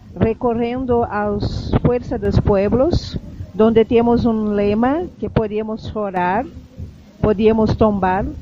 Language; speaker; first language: Spanish; non-native, learner; Portuguese